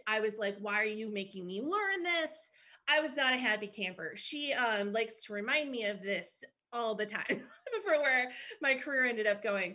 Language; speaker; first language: English; native; English